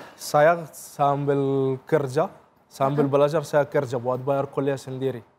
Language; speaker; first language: Indonesian; non-native, fluent; Arabic